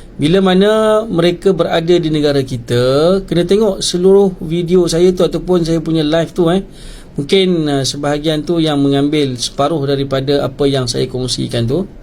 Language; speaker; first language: Malay; native; Malay